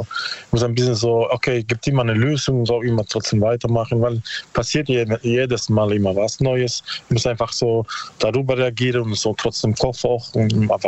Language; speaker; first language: German; non-native, learner; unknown